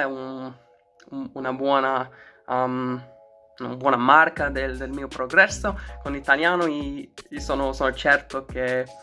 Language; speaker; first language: Italian; non-native, learner; English